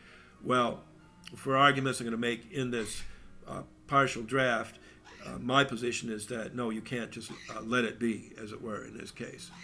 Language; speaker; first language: English; native; English